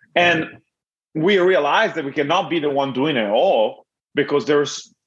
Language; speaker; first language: English; non-native, fluent; Italian